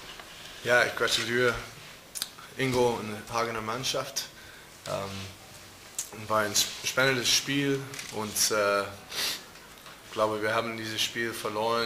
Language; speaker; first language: German; non-native, fluent; English